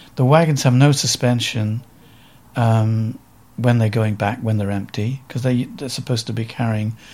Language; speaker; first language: English; native; English